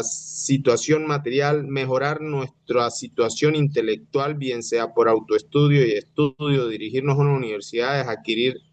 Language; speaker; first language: Spanish; native; Spanish